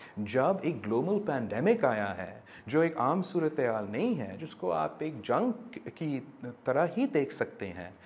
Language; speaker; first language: Urdu; non-native, local second language; English